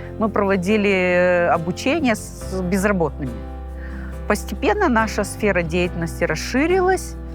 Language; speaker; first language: Russian; non-native, local second language; Gagauz